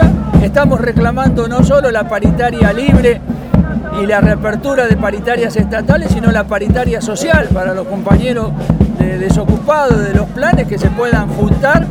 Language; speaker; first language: Spanish; native; Spanish